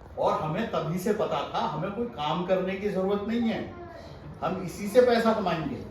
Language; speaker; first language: Hindi; native; Hindi